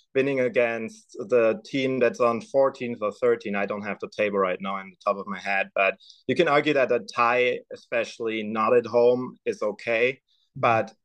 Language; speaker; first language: English; non-native, fluent; German